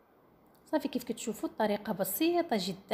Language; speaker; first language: Arabic; native; Arabic